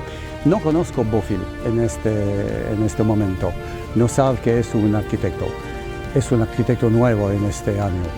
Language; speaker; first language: Spanish; non-native, learner; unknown